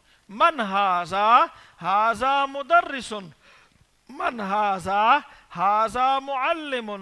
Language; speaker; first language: Arabic; non-native, fluent; Urdu